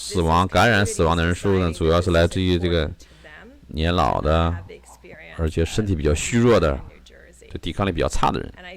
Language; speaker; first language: Chinese; native; Chinese